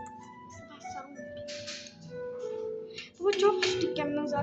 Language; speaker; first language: Italian; early bilingual, other home language; Bangla